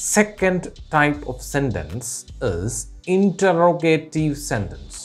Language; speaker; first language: English; non-native, local second language; Malayalam